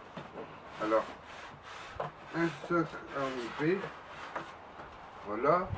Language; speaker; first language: French; native; French